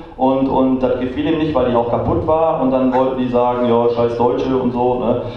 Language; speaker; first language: German; native; German